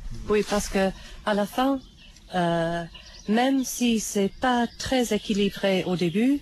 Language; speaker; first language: French; non-native, fluent; English